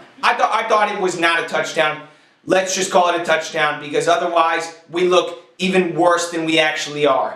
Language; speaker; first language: English; native; English